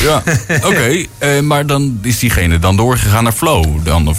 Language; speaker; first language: Dutch; native; Dutch